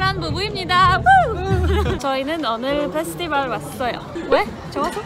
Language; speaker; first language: Korean; non-native, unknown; Polish